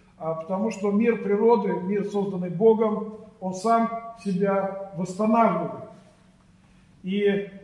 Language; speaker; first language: Russian; native; Russian